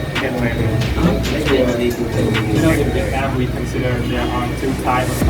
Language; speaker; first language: English; non-native, fluent; Vietnamese